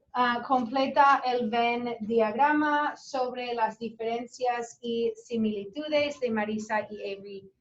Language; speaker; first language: Spanish; non-native, fluent; English